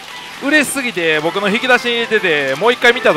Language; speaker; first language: Japanese; native; Japanese